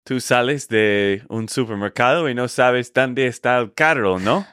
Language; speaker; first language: Spanish; non-native, fluent; English